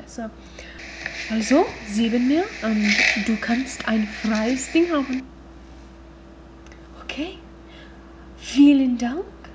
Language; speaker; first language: German; non-native, learner; English